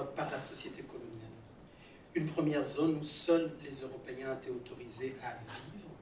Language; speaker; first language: French; non-native, local second language; Swahili